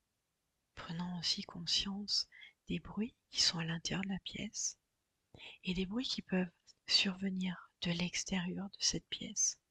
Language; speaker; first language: French; native; French